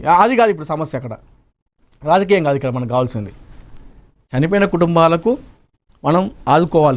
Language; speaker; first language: Telugu; native; Telugu